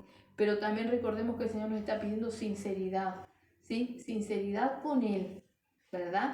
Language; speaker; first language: Spanish; native; Spanish